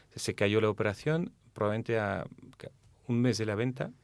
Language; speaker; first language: Spanish; non-native, fluent; French